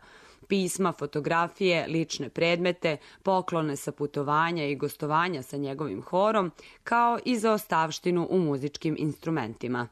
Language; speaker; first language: Serbian; native; Serbian